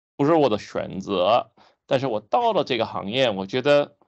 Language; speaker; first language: Chinese; non-native, fluent; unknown